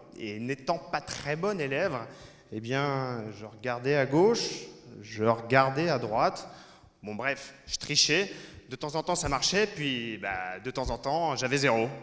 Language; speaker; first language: French; native; French